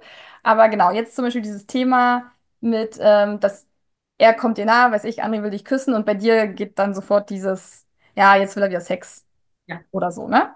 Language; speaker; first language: German; native; German